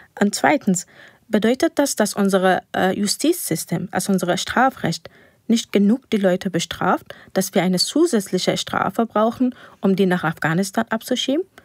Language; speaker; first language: German; non-native, fluent; Persian